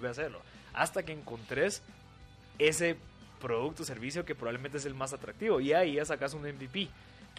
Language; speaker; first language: Spanish; native; Spanish